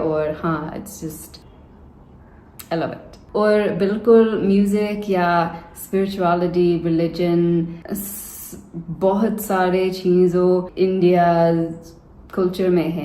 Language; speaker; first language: Hindi; non-native, learner; English